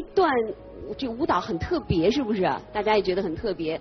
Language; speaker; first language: Chinese; native; Chinese